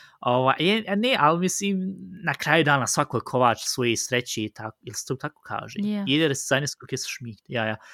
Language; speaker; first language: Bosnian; early bilingual, heritage; Bosnian